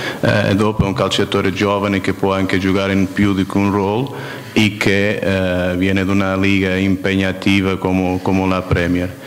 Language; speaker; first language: Italian; non-native, fluent; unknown